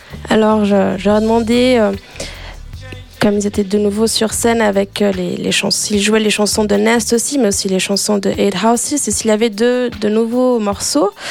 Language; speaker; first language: French; native; French